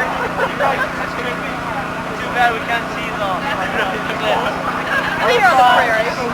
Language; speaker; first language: English; native; English